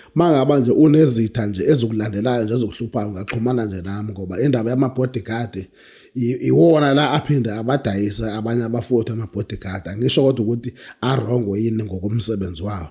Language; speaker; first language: Zulu; native; Zulu